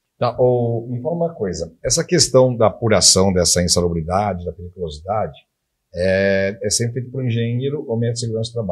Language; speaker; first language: Portuguese; native; Portuguese